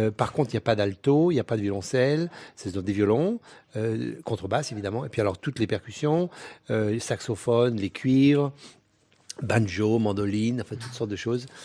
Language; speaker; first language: French; native; French